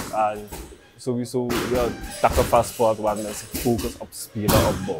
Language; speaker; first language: Dutch; native; Dutch